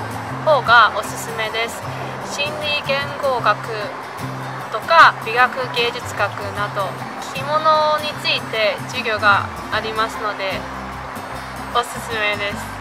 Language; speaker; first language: Japanese; non-native, fluent; Chinese